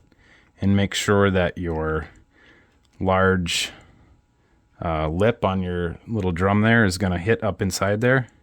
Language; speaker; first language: English; native; English